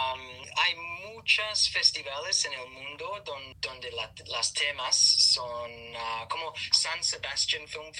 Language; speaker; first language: Spanish; non-native, learner; English